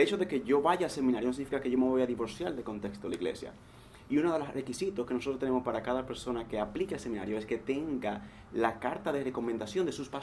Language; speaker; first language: Spanish; native; Spanish